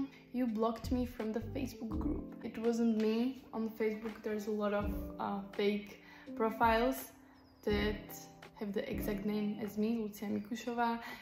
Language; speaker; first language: English; non-native, fluent; Slovak